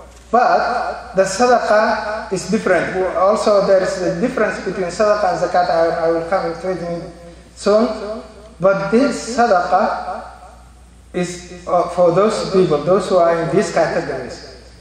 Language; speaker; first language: English; non-native, fluent; Somali